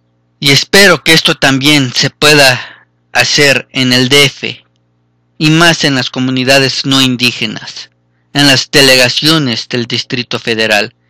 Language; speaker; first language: Spanish; native; Spanish